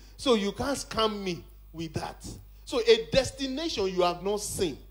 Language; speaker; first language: English; non-native, local second language; Yoruba